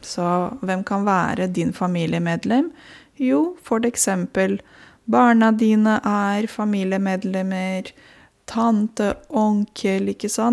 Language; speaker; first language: Norwegian; non-native, fluent; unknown